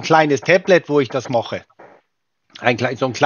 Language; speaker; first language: German; native; German